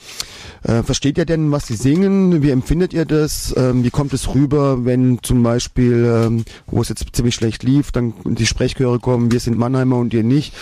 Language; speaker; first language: German; native; German